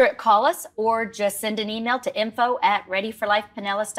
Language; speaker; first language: English; native; English